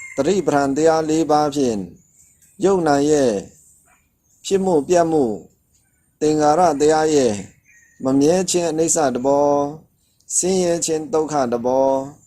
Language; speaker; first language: Burmese; non-native, local second language; Shan